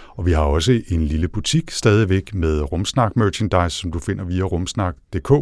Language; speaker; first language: Danish; native; Danish